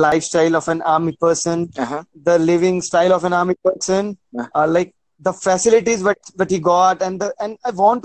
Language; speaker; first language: English; non-native, local second language; Hindi